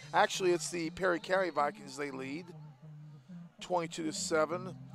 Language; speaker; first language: English; native; English